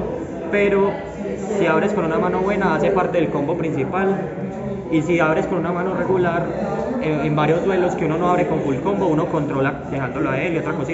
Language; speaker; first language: Spanish; native; Spanish